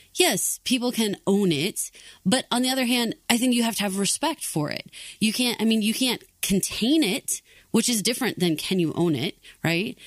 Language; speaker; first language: English; native; English